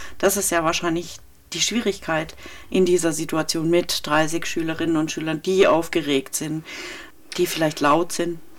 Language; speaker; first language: German; native; German